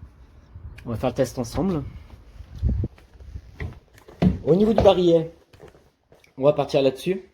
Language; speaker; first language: French; native; French